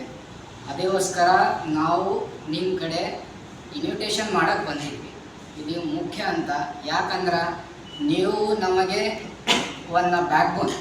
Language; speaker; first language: Kannada; non-native, local second language; Marathi